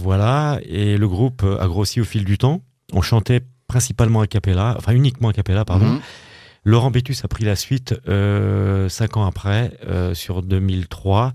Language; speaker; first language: French; native; French